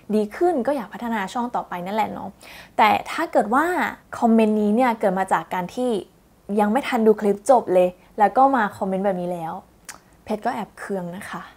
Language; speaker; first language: Thai; native; Thai